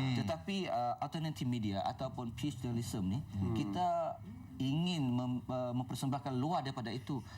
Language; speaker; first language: Malay; native; Malay